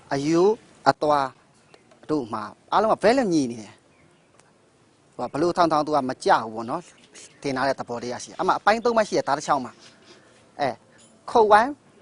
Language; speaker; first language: Burmese; non-native, local second language; Shan